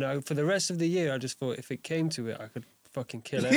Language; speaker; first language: English; native; English